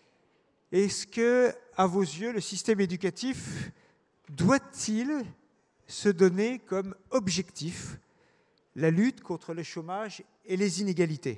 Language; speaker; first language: French; native; French